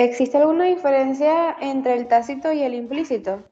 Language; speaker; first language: Spanish; native; Spanish